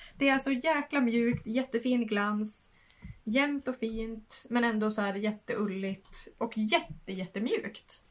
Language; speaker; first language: Swedish; native; Swedish